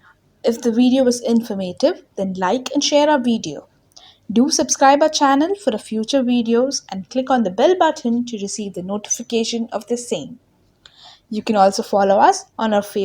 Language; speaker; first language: English; non-native, local second language; Tamil